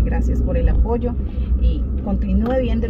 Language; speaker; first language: Spanish; native; Spanish